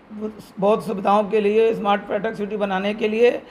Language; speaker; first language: Hindi; native; Hindi